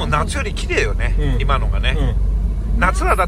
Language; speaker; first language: Japanese; native; Japanese